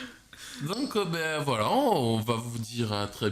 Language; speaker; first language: French; native; French